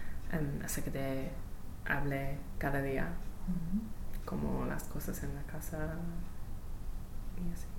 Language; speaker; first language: Spanish; non-native, learner; English